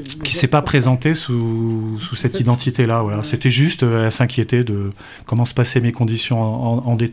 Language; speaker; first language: French; native; French